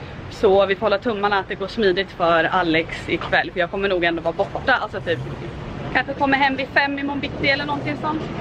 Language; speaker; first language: Swedish; native; Swedish